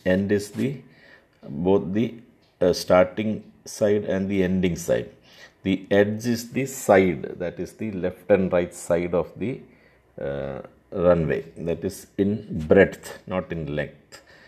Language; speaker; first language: English; non-native, local second language; Malayalam